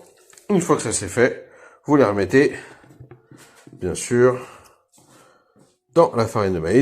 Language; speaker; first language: French; native; French